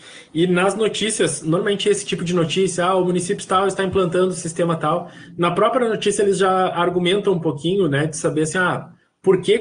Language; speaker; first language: Portuguese; native; Portuguese